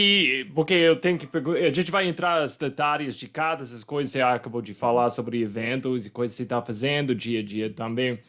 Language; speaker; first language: Portuguese; non-native, fluent; English